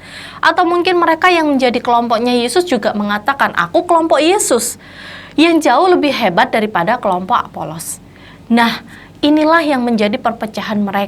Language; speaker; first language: Indonesian; native; Indonesian